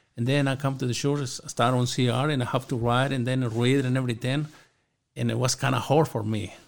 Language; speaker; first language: English; non-native, learner; Spanish